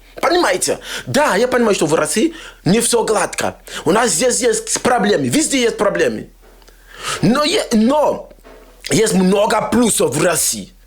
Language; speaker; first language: Russian; non-native, fluent; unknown